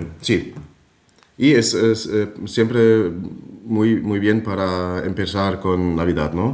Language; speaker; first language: Spanish; non-native, fluent; German